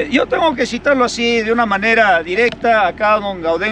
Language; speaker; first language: Spanish; native; Spanish